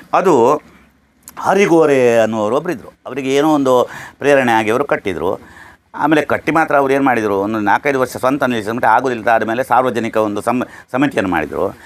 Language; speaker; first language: Kannada; native; Kannada